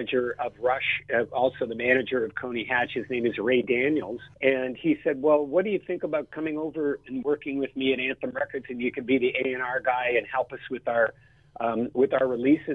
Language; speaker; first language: English; native; English